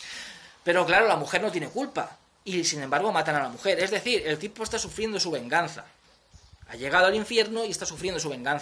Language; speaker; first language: Spanish; native; Spanish